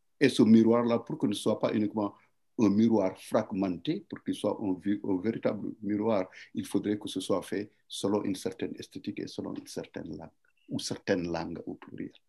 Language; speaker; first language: French; non-native, local second language; Wolof